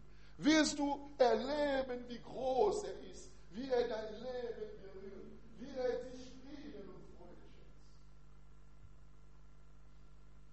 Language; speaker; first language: German; non-native, learner; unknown